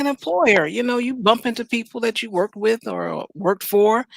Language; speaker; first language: English; native; English